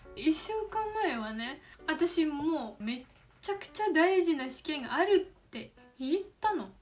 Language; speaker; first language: Japanese; non-native, fluent; Indonesian